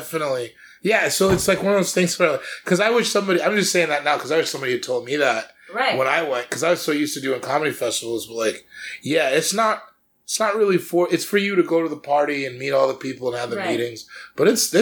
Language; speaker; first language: English; native; English